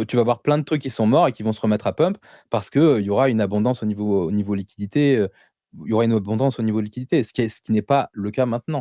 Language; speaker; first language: French; native; French